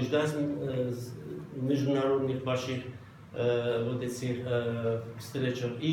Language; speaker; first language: Russian; non-native, local second language; Armenian